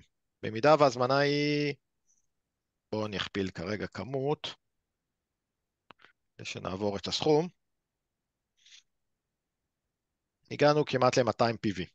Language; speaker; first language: Hebrew; native; Hebrew